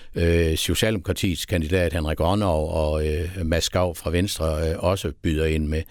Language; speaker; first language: Danish; native; Danish